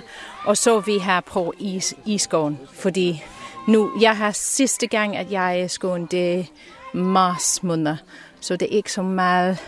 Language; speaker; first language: Danish; non-native, learner; English